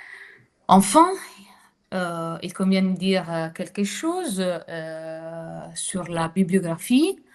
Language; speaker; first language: French; non-native, fluent; Italian